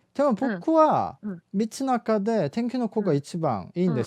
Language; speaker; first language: Japanese; non-native, fluent; Korean